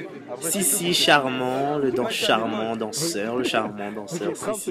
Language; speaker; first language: French; native; French